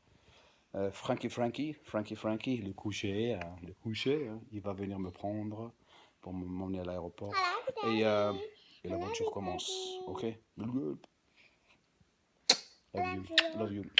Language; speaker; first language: French; non-native, local second language; Arabic